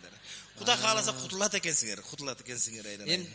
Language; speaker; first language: Kyrgyz; native; Kyrgyz